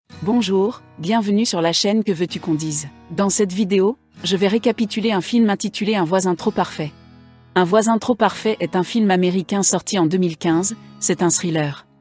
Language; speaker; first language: French; non-native, local second language; Haitian Creole